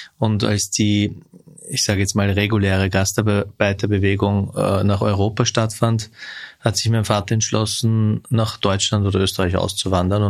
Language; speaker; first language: German; early bilingual, other home language; Turkish